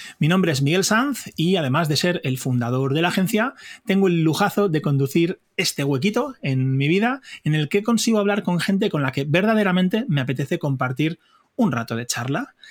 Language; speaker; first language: Spanish; native; Spanish